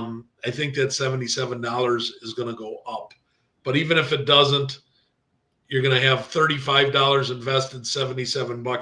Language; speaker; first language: English; native; English